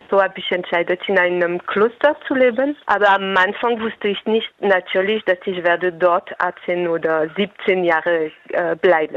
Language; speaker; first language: German; non-native, fluent; French